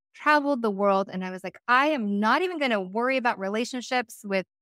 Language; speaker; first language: English; native; English